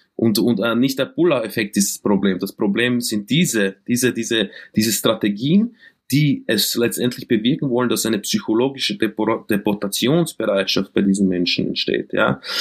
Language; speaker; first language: German; early bilingual, other home language; Croatian